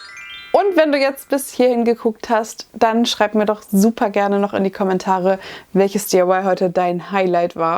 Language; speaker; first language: German; native; German